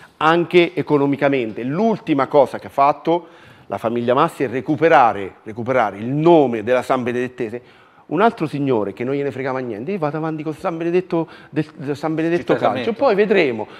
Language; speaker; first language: Italian; native; Italian